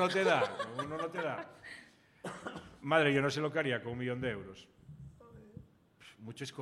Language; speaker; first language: Spanish; native; Spanish